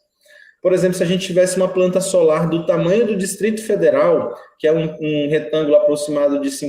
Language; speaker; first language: Portuguese; native; Portuguese